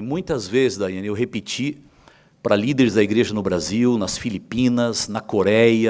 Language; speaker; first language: Portuguese; native; Portuguese